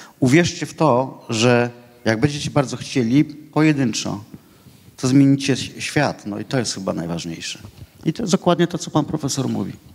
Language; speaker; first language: Polish; native; Polish